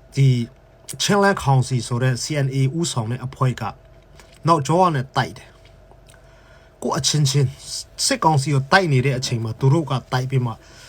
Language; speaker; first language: Burmese; non-native, local second language; Hakha Chin